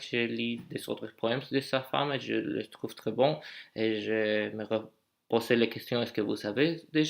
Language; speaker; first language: French; non-native, learner; English